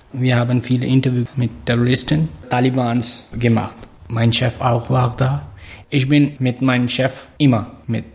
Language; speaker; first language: German; non-native, learner; Pashto